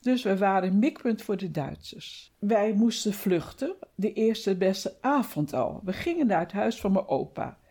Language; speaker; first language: Dutch; native; Dutch